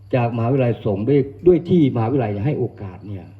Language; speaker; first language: Thai; non-native, local second language; Northern Khmer